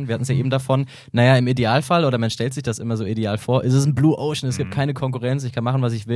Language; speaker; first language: German; native; German